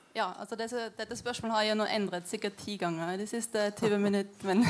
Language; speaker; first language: Norwegian; non-native, fluent; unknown